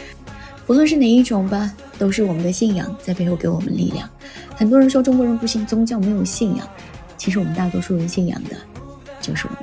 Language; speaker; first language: Chinese; native; Chinese